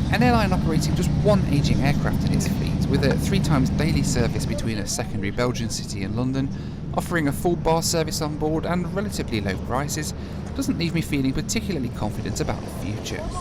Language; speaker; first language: English; native; English